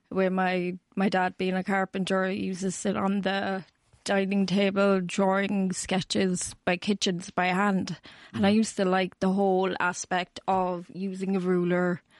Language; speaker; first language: English; native; English